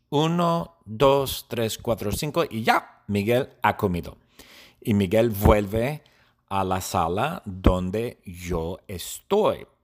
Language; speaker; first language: Spanish; non-native, learner; English